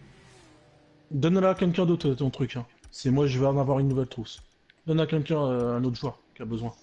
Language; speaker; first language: French; native; French